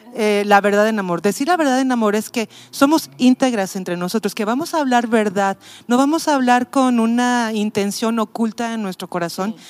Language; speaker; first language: Spanish; native; Spanish